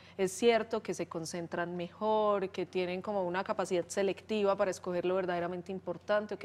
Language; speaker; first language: Spanish; native; Spanish